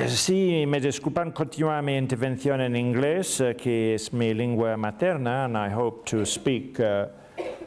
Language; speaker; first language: Spanish; non-native, learner; English